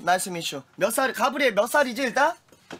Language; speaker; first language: Korean; native; Korean